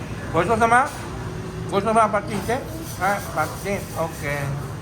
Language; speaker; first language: Japanese; native; Japanese